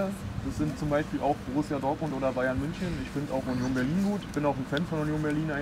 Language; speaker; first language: German; native; German